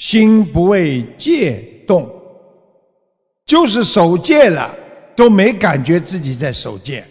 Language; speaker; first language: Chinese; native; Chinese